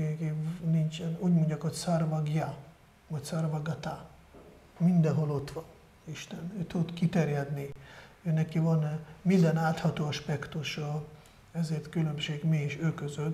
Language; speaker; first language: Hungarian; non-native, fluent; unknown